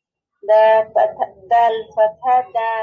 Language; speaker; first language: Arabic; non-native, learner; Bangla